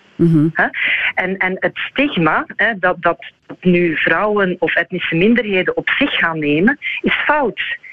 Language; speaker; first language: Dutch; native; Dutch